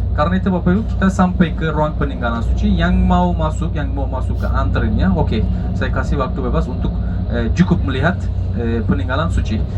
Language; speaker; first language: Indonesian; non-native, fluent; Turkish